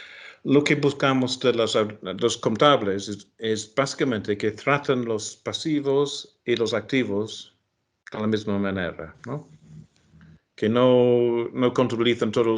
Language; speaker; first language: Spanish; non-native, fluent; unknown